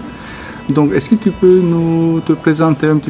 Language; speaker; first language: French; non-native, fluent; Turkish